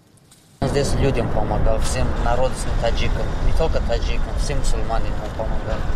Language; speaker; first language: Russian; non-native, fluent; Tajik